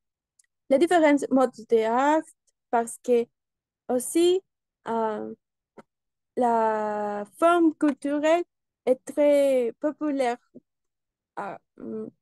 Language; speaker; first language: French; non-native, learner; Spanish